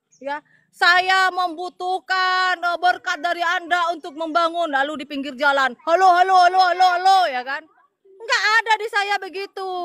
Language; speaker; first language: Indonesian; non-native, local second language; Madurese